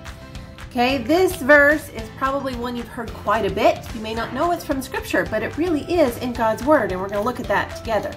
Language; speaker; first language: English; native; English